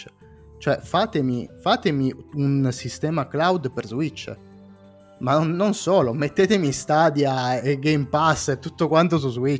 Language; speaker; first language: Italian; native; Italian